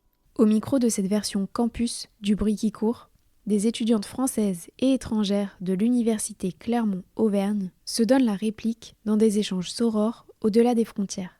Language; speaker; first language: French; native; French